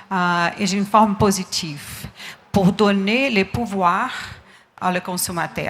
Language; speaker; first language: French; non-native, learner; Portuguese